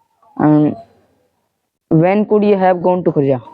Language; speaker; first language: English; non-native, learner; Hindi